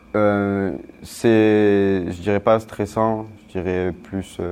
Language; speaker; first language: French; native; French